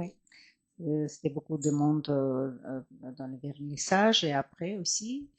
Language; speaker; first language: French; non-native, fluent; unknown